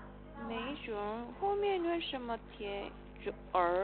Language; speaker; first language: Chinese; non-native, learner; Korean